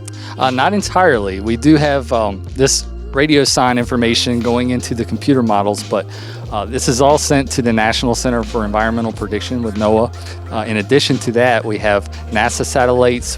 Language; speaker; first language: English; native; English